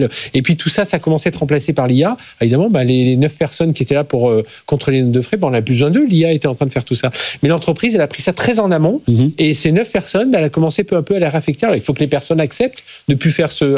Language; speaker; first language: French; native; French